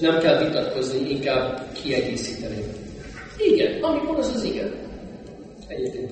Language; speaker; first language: Hungarian; non-native, fluent; English